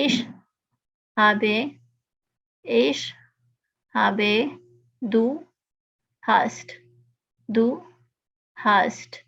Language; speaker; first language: German; non-native, learner; Urdu